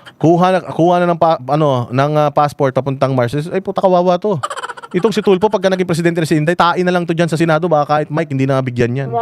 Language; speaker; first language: Filipino; native; Filipino